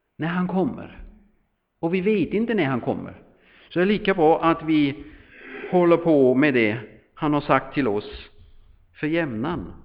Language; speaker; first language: Swedish; non-native, fluent; German